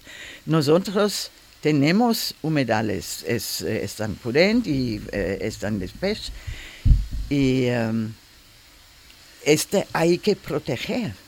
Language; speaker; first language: Spanish; non-native, learner; German